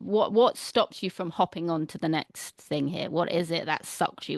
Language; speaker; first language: English; native; English